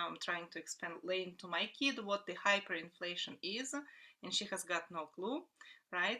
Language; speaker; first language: English; non-native, fluent; Russian